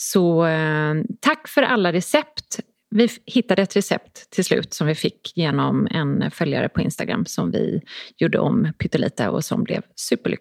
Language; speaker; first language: Swedish; native; Swedish